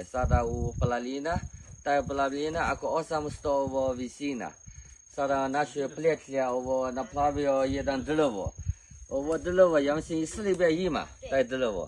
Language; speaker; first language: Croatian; non-native, learner; Chinese